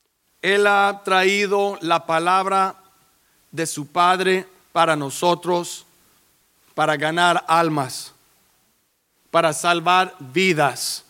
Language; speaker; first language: Spanish; early bilingual, heritage; English